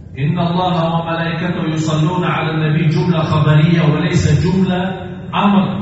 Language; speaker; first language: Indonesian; non-native, fluent; Arabic